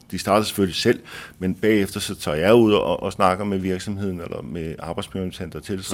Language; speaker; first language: Danish; native; Danish